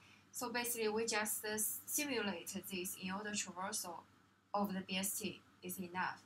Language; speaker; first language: English; non-native, fluent; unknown